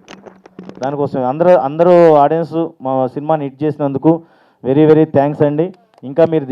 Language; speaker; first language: Telugu; native; Telugu